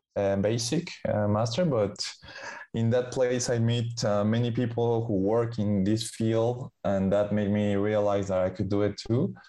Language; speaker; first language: English; non-native, fluent; Spanish